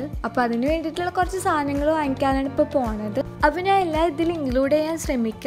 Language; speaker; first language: Malayalam; native; Malayalam